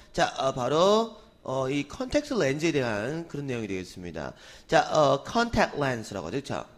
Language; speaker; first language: Korean; native; Korean